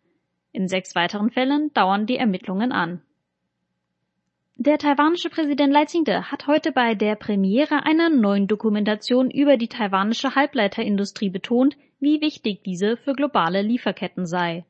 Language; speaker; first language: German; native; German